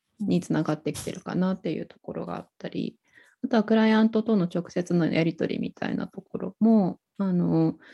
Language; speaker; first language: Japanese; native; Japanese